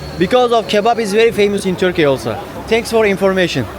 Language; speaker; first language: English; non-native, learner; Turkish